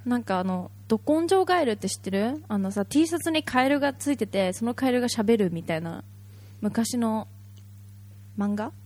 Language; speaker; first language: Japanese; native; Japanese